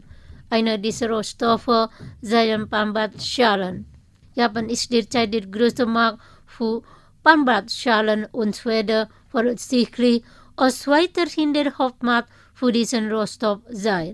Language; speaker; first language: German; non-native, fluent; Indonesian